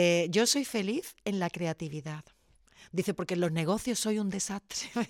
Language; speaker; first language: Spanish; native; Spanish